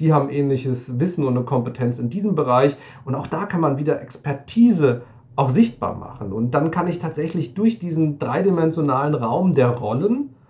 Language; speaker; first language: German; native; German